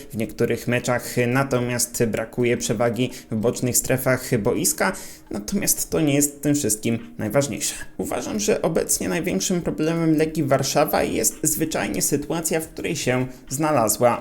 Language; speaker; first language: Polish; native; Polish